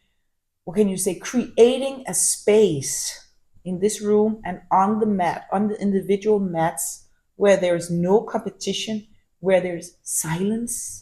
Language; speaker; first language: English; non-native, fluent; Danish